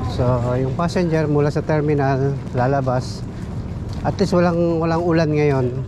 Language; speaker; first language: Filipino; native; Filipino